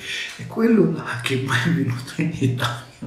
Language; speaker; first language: Italian; non-native, learner; Arabic